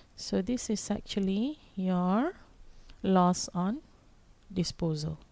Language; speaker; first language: English; non-native, local second language; Malay